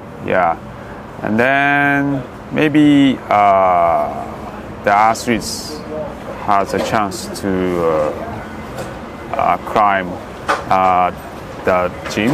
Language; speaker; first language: English; non-native, learner; Japanese